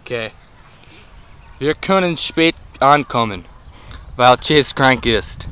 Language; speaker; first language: German; non-native, learner; English